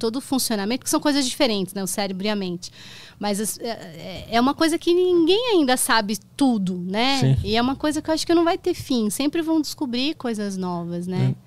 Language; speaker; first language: Portuguese; native; Portuguese